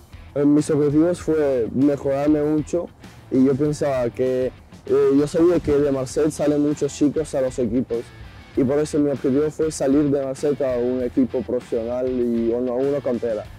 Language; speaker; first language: Spanish; non-native, fluent; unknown